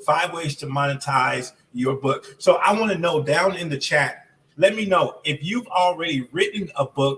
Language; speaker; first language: English; native; English